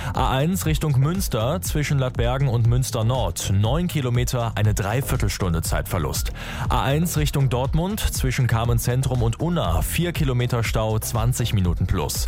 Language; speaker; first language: German; native; German